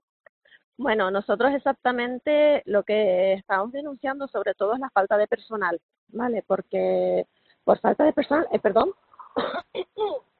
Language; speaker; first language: Spanish; native; Spanish